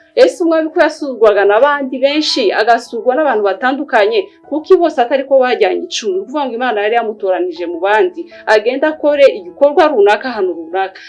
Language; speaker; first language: Kinyarwanda; early bilingual, heritage; Kinyarwanda